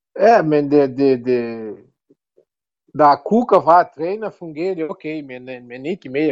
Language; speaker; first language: Danish; non-native, learner; Portuguese